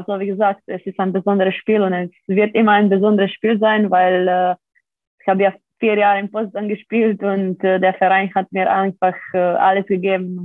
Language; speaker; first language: German; non-native, fluent; Slovenian